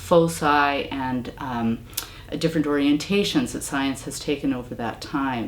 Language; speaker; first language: English; native; English